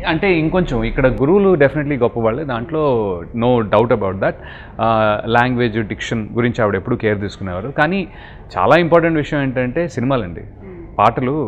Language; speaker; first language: Telugu; native; Telugu